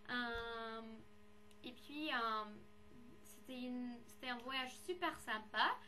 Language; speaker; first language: French; non-native, fluent; English